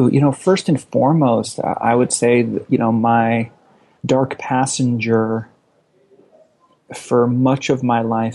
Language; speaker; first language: English; native; English